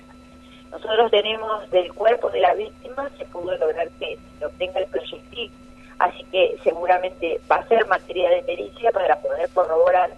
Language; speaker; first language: Spanish; native; Spanish